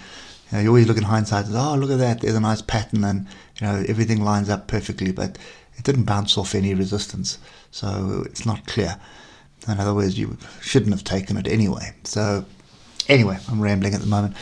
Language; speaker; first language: English; native; English